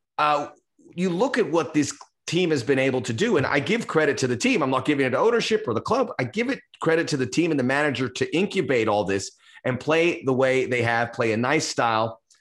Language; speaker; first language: English; early bilingual, other home language; Spanish